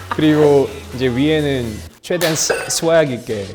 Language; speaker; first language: Korean; non-native, fluent; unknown